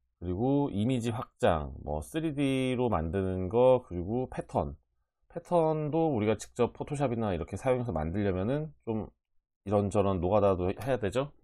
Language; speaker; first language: Korean; native; Korean